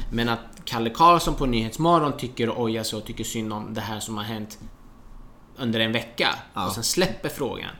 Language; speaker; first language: Swedish; early bilingual, other home language; Persian